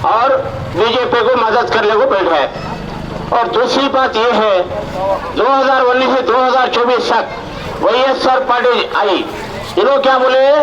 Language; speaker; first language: Hindi; non-native, local second language; Urdu